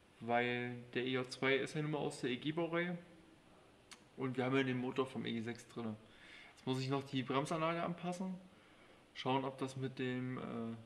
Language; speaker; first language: German; native; German